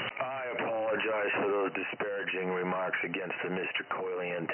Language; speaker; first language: English; native; English